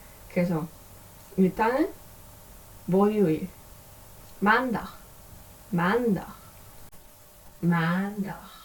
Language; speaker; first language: Korean; non-native, learner; Dutch